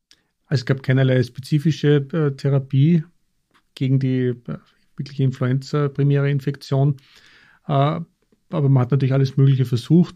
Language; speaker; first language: German; native; German